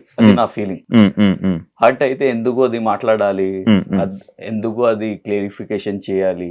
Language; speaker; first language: Telugu; non-native, local second language; Hindi